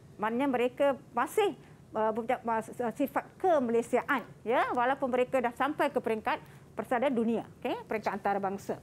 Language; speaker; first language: Malay; non-native, local second language; Tamil